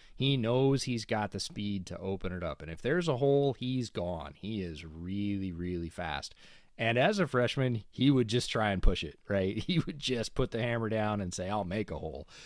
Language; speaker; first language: English; native; English